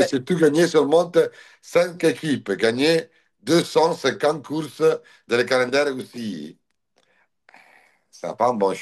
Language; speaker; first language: French; non-native, learner; Italian